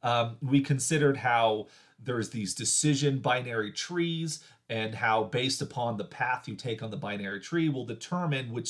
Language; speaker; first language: English; native; English